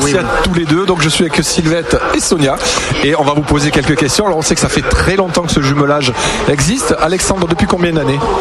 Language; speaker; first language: French; native; French